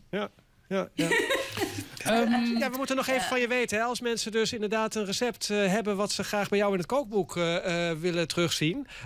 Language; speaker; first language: Dutch; native; Dutch